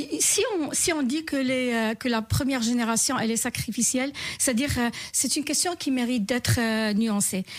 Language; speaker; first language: French; non-native, local second language; Arabic